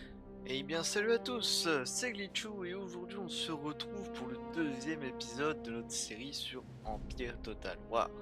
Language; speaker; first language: French; native; French